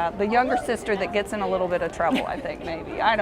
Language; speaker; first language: English; native; English